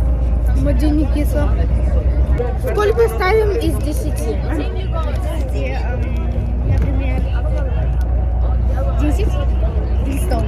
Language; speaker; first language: Russian; early bilingual, heritage; Russian